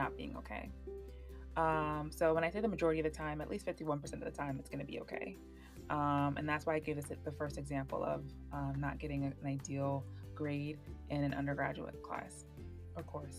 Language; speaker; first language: English; native; English